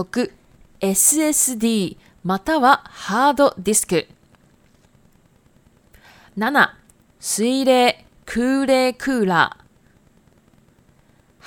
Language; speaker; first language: Japanese; non-native, fluent; Chinese